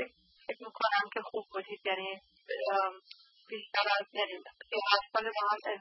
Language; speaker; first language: Persian; early bilingual, heritage; Persian